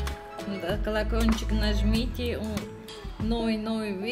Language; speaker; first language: Russian; non-native, learner; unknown